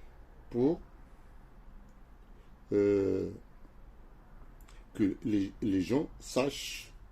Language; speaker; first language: French; non-native, local second language; Arabic